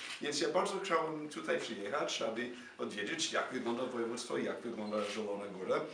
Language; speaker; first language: Polish; non-native, fluent; English